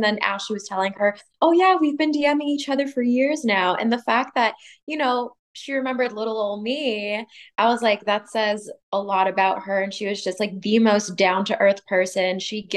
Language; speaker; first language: English; native; English